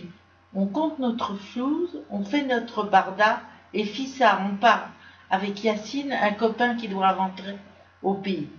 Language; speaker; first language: French; native; French